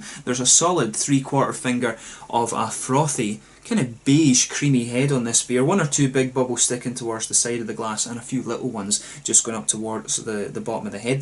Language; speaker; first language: English; native; English